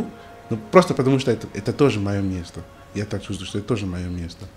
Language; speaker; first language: Russian; non-native, learner; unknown